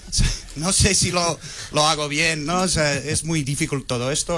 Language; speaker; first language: Spanish; non-native, fluent; English